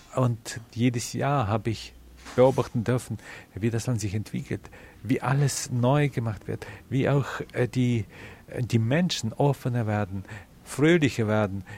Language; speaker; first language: German; non-native, fluent; Ukrainian